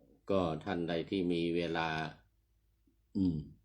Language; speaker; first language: Thai; native; Thai